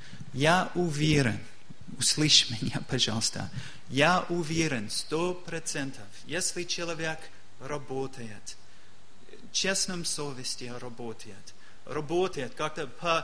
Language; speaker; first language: Russian; non-native, learner; English